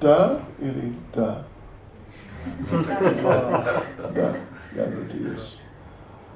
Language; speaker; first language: Russian; non-native, learner; English